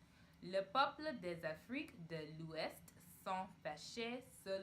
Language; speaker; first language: French; non-native, learner; English